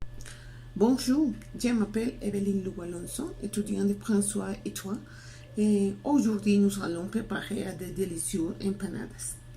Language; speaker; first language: French; non-native, learner; Spanish